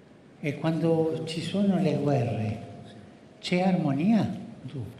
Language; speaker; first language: Italian; non-native, fluent; Spanish